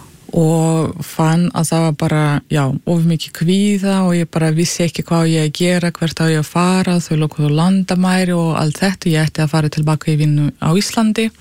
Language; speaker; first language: Icelandic; non-native, fluent; Russian